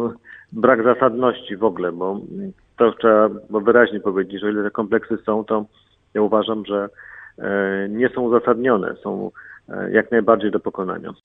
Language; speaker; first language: Polish; native; Polish